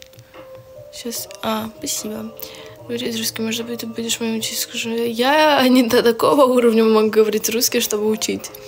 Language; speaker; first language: Russian; non-native, learner; Romanian